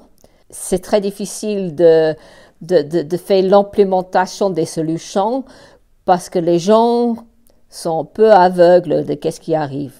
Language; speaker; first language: French; non-native, fluent; English